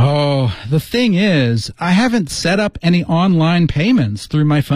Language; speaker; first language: English; native; English